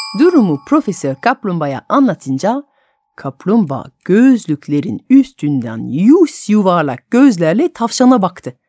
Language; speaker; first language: Turkish; non-native, fluent; French